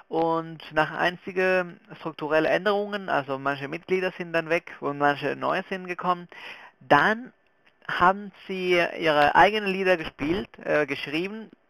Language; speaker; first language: German; non-native, fluent; Spanish